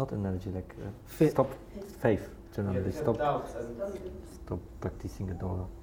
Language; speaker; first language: English; non-native, fluent; Polish